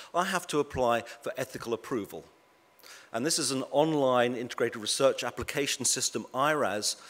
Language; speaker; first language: English; native; English